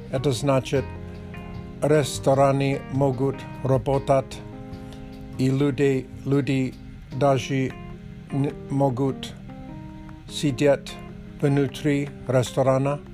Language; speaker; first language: Russian; non-native, learner; English